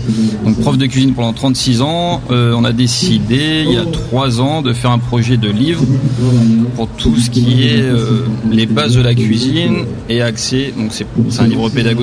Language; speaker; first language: French; native; French